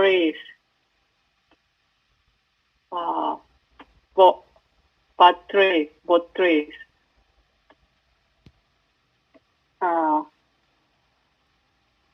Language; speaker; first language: Assamese; non-native, learner; Japanese